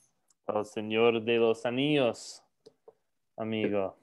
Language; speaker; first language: Spanish; non-native, learner; English